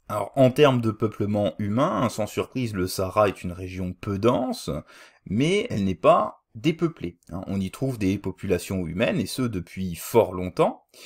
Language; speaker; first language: French; native; French